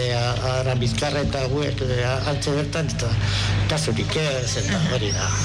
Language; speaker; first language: Basque; non-native, local second language; Spanish